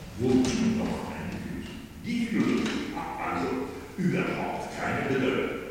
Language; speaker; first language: German; non-native, fluent; Polish